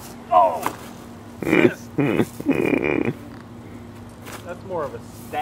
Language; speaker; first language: English; native; English